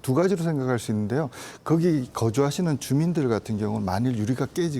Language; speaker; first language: Korean; native; Korean